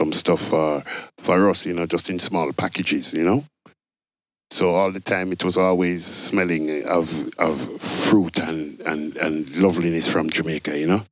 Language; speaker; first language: English; native; English